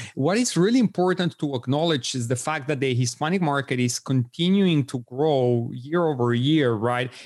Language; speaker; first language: English; non-native, fluent; Spanish